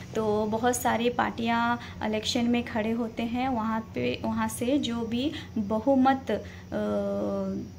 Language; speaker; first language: Hindi; native; Hindi